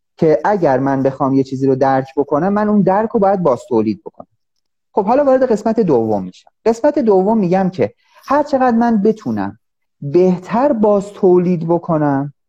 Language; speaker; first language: Persian; native; Persian